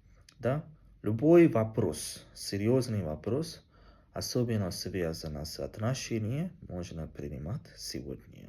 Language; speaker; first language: Russian; non-native, learner; Tamil